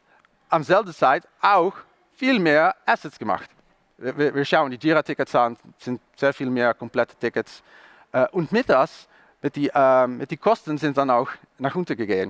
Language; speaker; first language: German; non-native, learner; Dutch